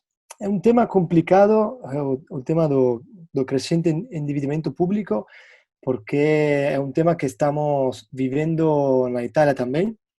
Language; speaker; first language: Portuguese; non-native, fluent; Italian